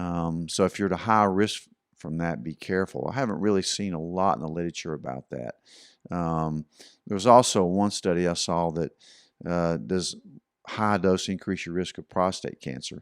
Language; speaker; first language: English; native; English